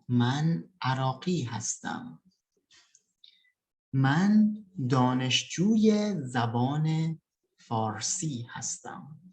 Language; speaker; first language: Persian; early bilingual, other home language; Indonesian